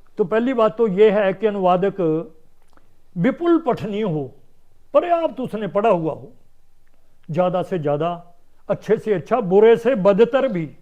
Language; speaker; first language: Hindi; non-native, local second language; Punjabi